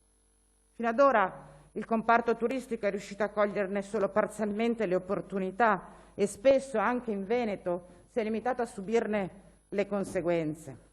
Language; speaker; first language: Italian; native; Italian